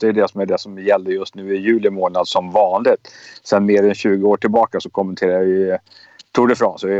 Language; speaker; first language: Swedish; native; Swedish